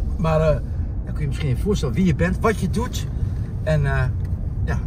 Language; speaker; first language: Dutch; native; Dutch